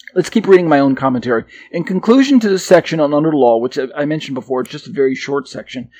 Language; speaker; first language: English; native; English